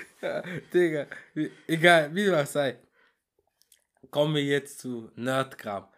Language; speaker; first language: German; early bilingual, other home language; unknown